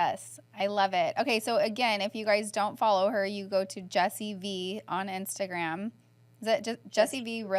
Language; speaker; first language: English; native; English